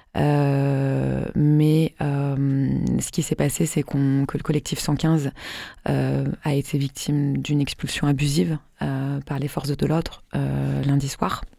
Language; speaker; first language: French; native; French